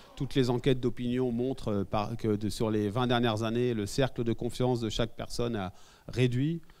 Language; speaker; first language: French; native; French